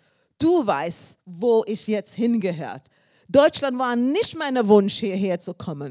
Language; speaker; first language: German; non-native, learner; English